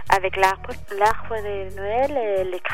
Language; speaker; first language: French; non-native, learner; Spanish